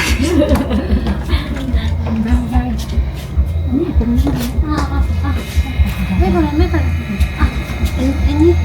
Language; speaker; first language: Thai; non-native, learner; Chinese